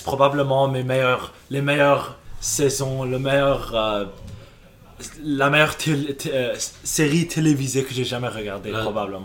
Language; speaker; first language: French; non-native, local second language; English